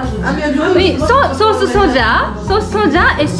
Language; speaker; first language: French; non-native, learner; Japanese